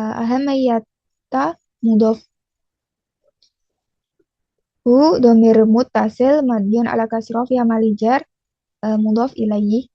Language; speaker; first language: Arabic; non-native, learner; Indonesian